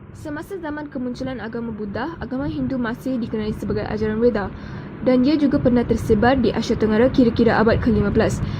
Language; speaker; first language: Malay; non-native, local second language; Tamil